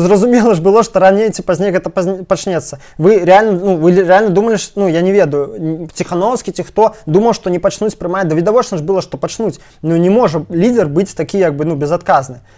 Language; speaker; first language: Belarusian; non-native, local second language; Russian